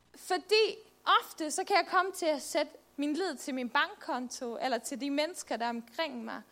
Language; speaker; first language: Danish; non-native, local second language; Faroese